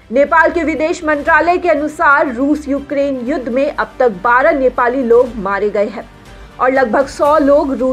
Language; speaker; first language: Hindi; native; Hindi